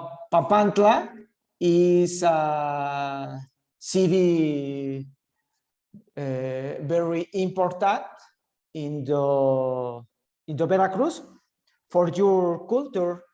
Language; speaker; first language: English; non-native, learner; Spanish